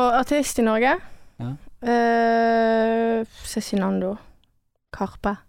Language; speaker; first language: Norwegian; early bilingual, other home language; French